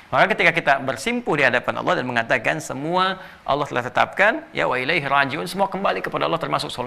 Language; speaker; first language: Indonesian; native; Indonesian